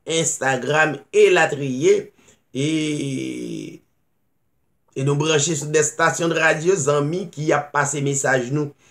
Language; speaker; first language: French; non-native, local second language; Haitian Creole